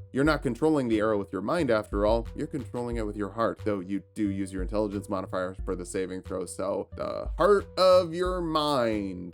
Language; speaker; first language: English; native; English